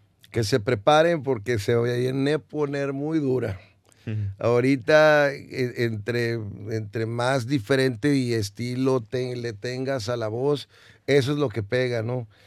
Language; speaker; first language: Spanish; native; Spanish